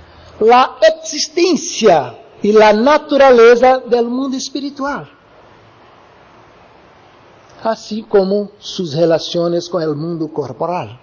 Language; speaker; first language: Spanish; non-native, learner; Portuguese